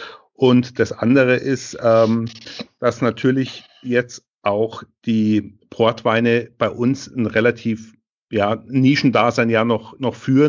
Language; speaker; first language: German; native; German